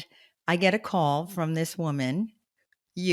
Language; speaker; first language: English; native; English